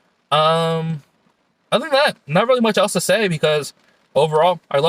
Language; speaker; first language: English; native; English